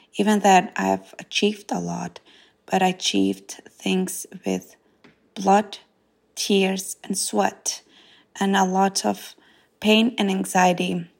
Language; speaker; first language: English; non-native, fluent; Macedonian